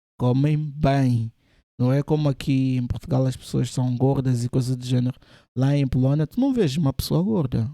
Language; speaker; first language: Portuguese; native; Portuguese